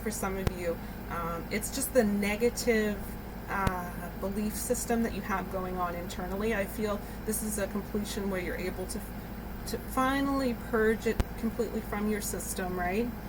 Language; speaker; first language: English; native; English